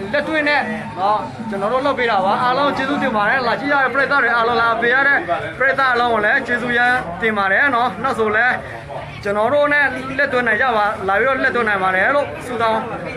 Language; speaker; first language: Burmese; non-native, local second language; S'gaw Karen